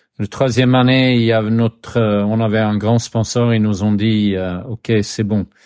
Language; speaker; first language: French; non-native, fluent; Swedish